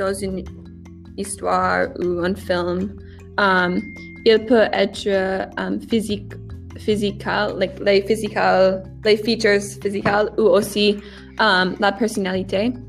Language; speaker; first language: French; non-native, learner; English